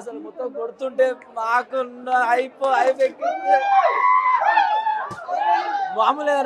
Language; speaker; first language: Telugu; native; Telugu